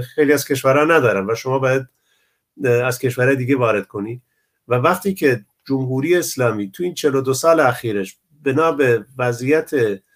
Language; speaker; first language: Persian; non-native, local second language; Central Kurdish